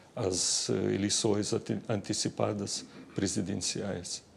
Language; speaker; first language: Portuguese; non-native, fluent; Ukrainian